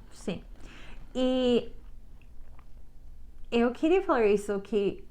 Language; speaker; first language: Portuguese; non-native, learner; English